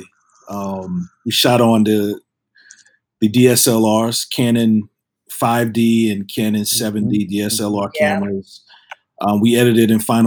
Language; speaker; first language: English; native; English